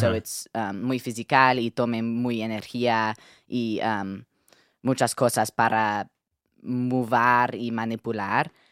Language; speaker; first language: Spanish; non-native, learner; English